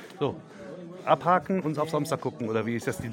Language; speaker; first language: German; native; German